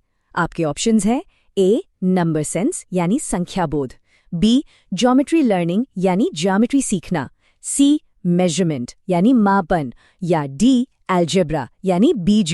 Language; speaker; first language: Hindi; native; Hindi